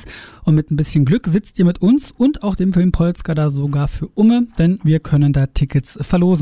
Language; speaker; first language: German; native; German